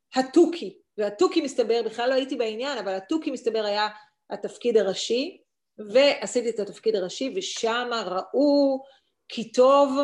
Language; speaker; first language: Hebrew; native; Hebrew